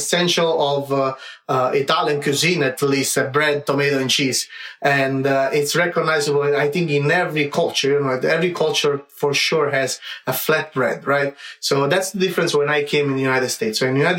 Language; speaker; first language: English; non-native, fluent; Italian